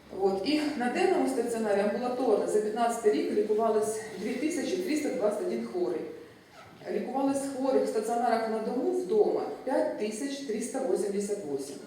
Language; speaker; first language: Ukrainian; native; Ukrainian